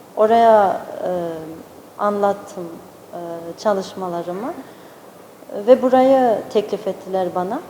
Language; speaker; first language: Turkish; early bilingual, heritage; Turkish